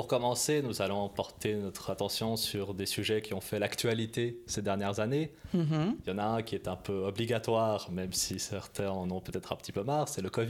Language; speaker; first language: French; native; French